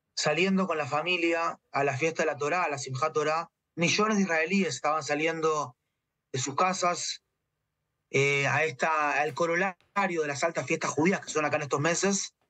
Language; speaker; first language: Spanish; native; Spanish